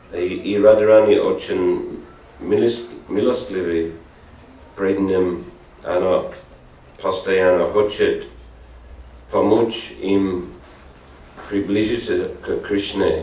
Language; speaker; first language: Russian; non-native, learner; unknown